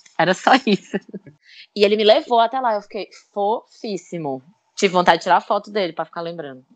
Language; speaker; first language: Portuguese; native; Portuguese